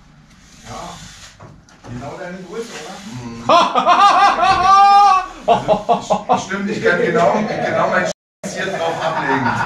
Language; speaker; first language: German; native; German